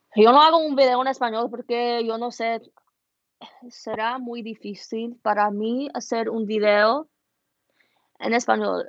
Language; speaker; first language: Spanish; early bilingual, heritage; Spanish